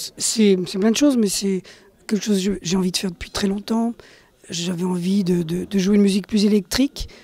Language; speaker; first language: French; early bilingual, other home language; Spanish